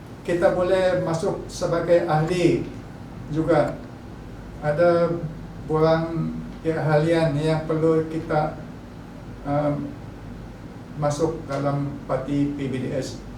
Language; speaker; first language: Malay; non-native, local second language; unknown